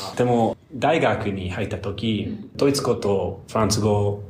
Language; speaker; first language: Japanese; non-native, fluent; English